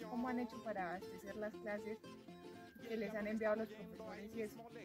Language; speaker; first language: Spanish; native; Spanish